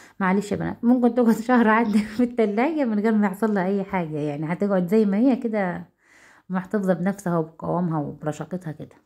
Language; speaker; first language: Arabic; native; Arabic